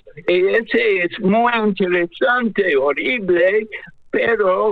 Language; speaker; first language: Spanish; non-native, fluent; English